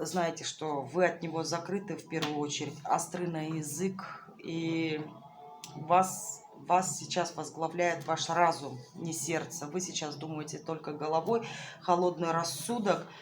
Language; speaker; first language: Russian; native; Russian